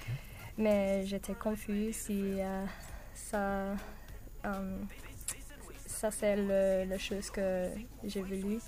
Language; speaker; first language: French; non-native, learner; English